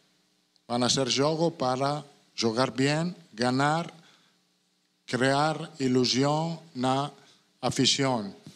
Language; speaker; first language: Portuguese; non-native, learner; Italian